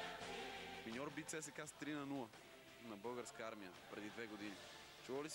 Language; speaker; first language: Bulgarian; native; Bulgarian